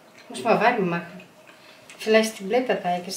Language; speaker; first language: German; non-native, learner; Greek